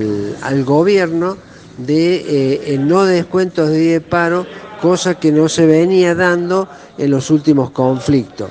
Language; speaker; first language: Spanish; native; Spanish